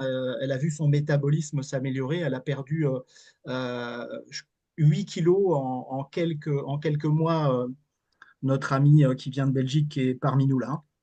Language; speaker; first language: French; native; French